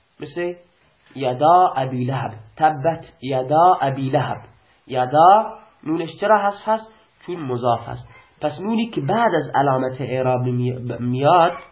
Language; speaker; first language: Persian; non-native, local second language; Baluchi